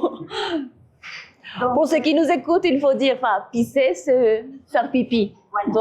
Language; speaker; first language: French; non-native, fluent; Spanish